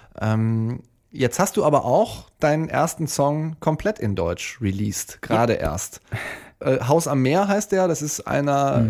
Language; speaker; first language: German; native; German